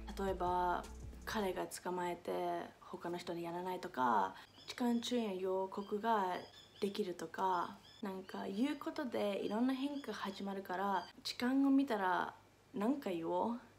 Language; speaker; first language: Japanese; non-native, fluent; English